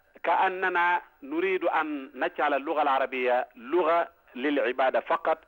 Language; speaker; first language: Arabic; non-native, fluent; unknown